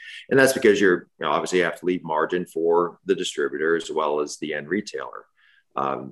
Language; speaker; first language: English; native; English